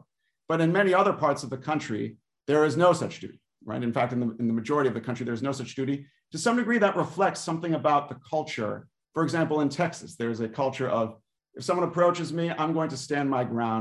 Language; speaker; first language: English; native; English